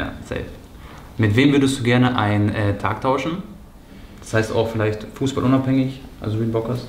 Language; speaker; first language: German; native; German